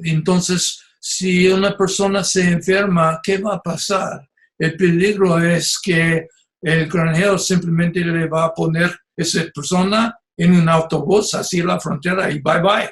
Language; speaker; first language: Spanish; non-native, fluent; English